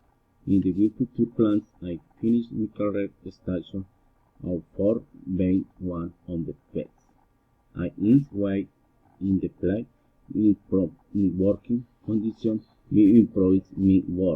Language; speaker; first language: English; non-native, learner; Spanish